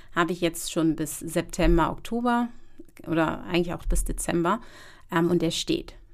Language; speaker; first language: German; native; German